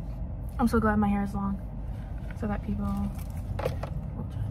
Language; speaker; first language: English; native; English